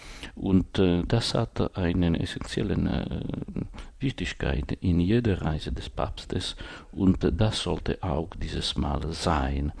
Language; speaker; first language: German; non-native, fluent; Italian